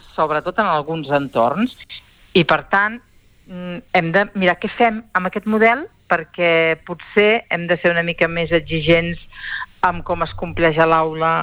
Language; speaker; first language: Catalan; native; Catalan